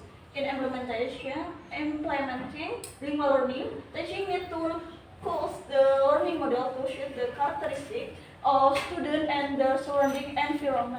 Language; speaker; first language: English; non-native, learner; Indonesian